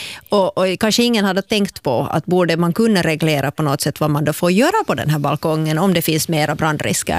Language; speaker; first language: Swedish; native; Swedish